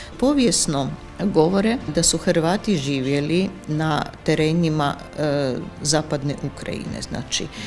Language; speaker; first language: Croatian; non-native, fluent; Ukrainian